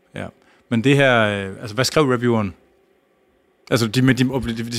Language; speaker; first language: Danish; native; Danish